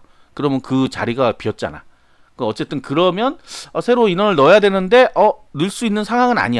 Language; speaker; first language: Korean; native; Korean